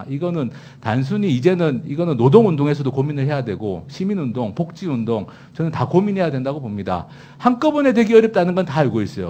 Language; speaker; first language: Korean; native; Korean